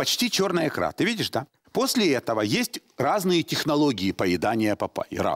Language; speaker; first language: Russian; native; Russian